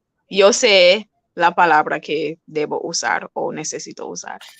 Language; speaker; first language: Spanish; non-native, fluent; English